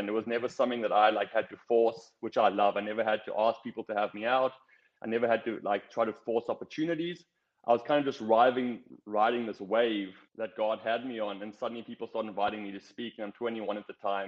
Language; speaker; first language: English; native; English